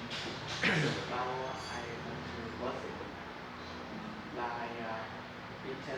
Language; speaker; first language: English; non-native, learner; Vietnamese